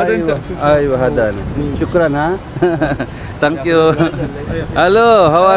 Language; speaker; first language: Arabic; non-native, learner; Filipino